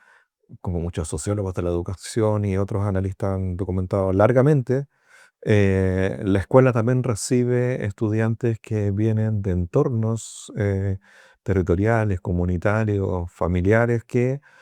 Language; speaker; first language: Spanish; native; Spanish